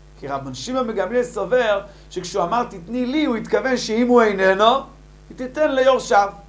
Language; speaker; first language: Hebrew; native; Hebrew